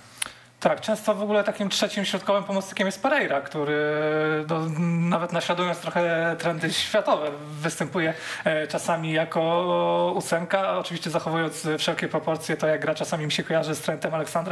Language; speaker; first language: Polish; native; Polish